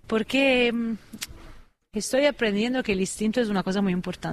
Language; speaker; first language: Spanish; non-native, fluent; Italian